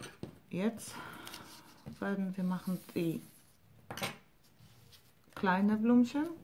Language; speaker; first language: German; non-native, fluent; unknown